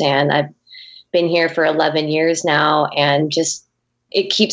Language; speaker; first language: English; native; English